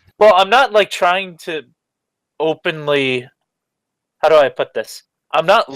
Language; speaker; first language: English; native; English